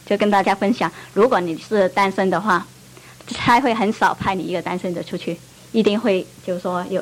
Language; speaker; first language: Chinese; non-native, local second language; Cantonese